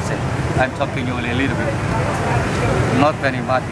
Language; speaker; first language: English; non-native, learner; Vietnamese